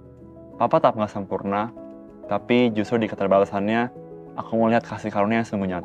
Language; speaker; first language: Indonesian; native; Indonesian